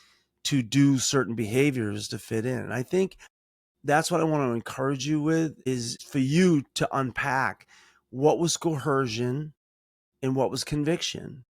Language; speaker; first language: English; native; English